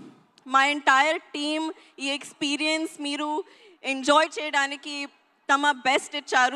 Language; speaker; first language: Telugu; non-native, learner; Hindi